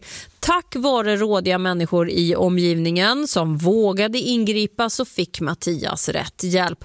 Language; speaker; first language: Swedish; native; Swedish